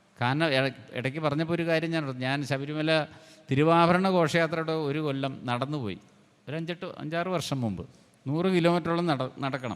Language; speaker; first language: Malayalam; native; Malayalam